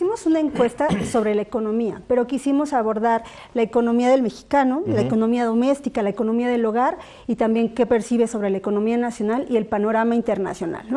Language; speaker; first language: Spanish; native; Spanish